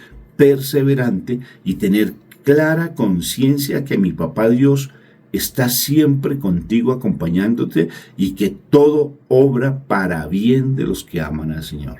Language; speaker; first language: Spanish; native; Spanish